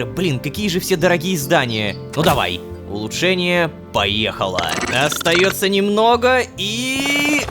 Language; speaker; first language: Russian; native; Russian